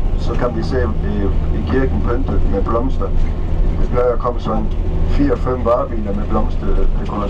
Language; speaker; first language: Danish; non-native, fluent; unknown